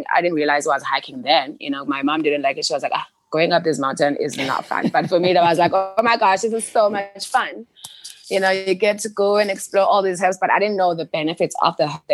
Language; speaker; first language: English; non-native, local second language; Xhosa